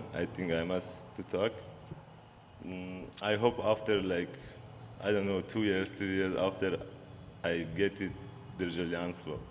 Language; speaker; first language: English; non-native, learner; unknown